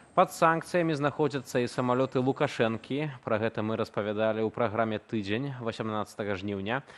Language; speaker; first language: Belarusian; native; Belarusian